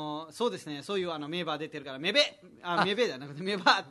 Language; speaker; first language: Japanese; non-native, fluent; Nepali